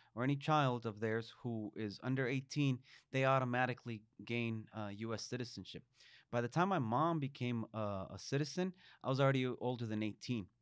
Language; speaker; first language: English; early bilingual, other home language; Spanish